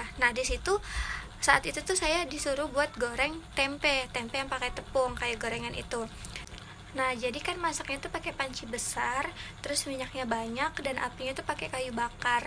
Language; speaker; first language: Indonesian; native; Indonesian